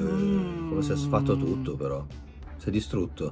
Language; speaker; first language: Italian; native; Italian